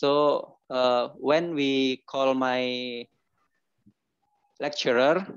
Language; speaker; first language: English; non-native, learner; Indonesian